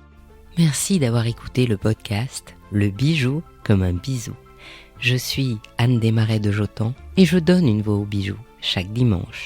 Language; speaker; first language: French; native; French